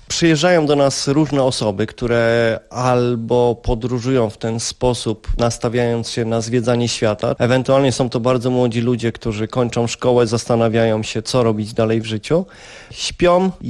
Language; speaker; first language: Polish; native; Polish